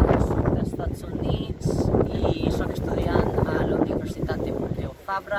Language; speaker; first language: Catalan; non-native, learner; English